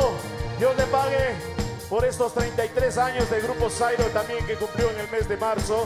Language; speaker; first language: Spanish; native; Spanish